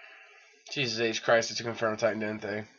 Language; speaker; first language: English; native; English